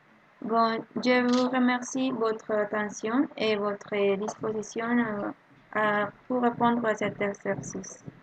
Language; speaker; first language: French; non-native, learner; Spanish